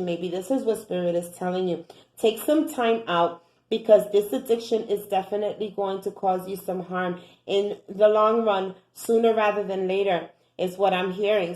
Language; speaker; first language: English; native; English